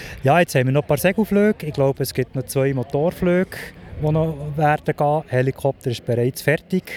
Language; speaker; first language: German; native; German